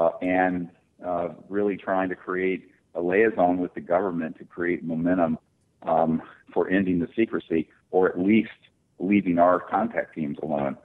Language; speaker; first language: English; native; English